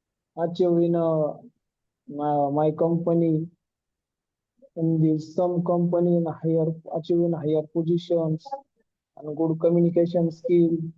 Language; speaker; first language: English; non-native, learner; Marathi